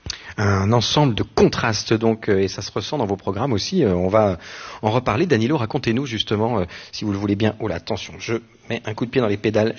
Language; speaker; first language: French; native; French